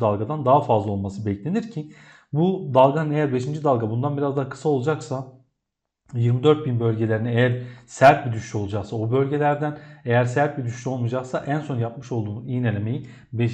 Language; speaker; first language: Turkish; native; Turkish